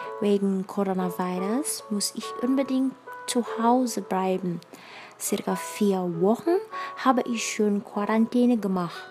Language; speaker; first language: German; non-native, fluent; Indonesian